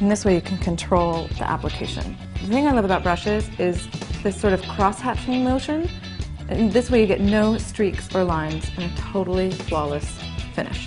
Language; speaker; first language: English; native; English